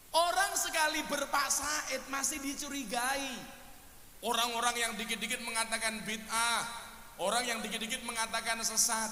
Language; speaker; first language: Indonesian; native; Indonesian